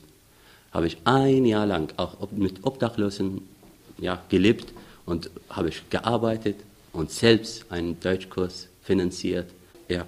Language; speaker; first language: German; non-native, fluent; Arabic